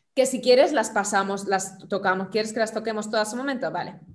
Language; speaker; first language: Spanish; non-native, fluent; German